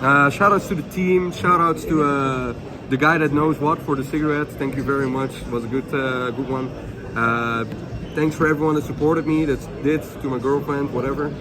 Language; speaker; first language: English; non-native, fluent; Dutch